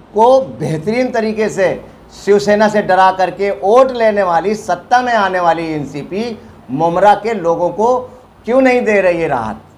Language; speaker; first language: Hindi; non-native, local second language; Urdu